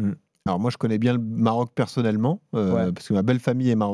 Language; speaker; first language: French; native; French